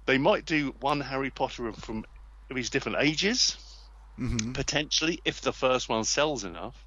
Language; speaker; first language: English; native; English